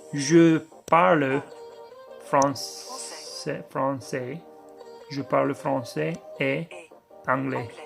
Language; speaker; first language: French; non-native, learner; English